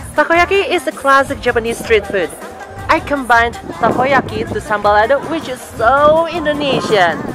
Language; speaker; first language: English; non-native, learner; Indonesian